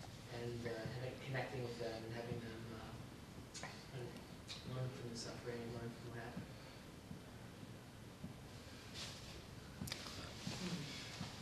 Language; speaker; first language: English; native; English